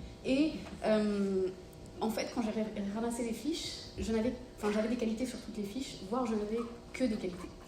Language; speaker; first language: French; native; French